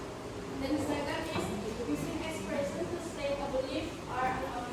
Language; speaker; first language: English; non-native, learner; Indonesian